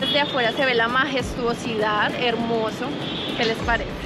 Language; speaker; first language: Spanish; native; Spanish